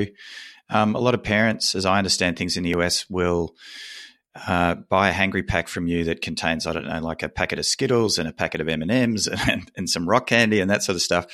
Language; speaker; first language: English; native; English